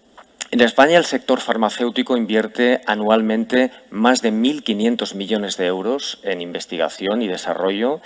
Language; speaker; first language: Spanish; native; Spanish